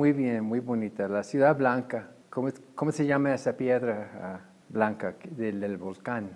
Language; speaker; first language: Spanish; non-native, fluent; English